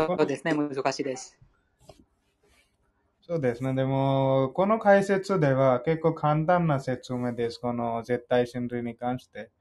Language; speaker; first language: Japanese; non-native, fluent; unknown